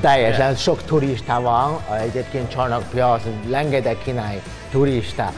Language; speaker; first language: Hungarian; non-native, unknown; Chinese